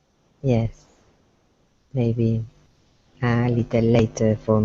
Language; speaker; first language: English; non-native, learner; Spanish